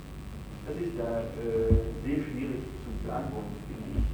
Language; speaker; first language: German; non-native, fluent; Italian